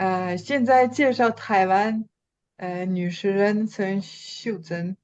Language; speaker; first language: Chinese; non-native, fluent; French